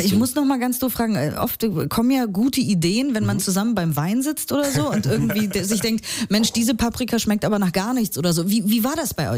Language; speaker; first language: German; native; German